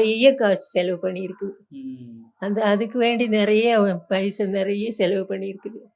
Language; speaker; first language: Tamil; non-native, learner; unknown